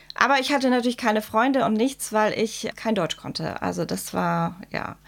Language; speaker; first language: German; early bilingual, other home language; Czech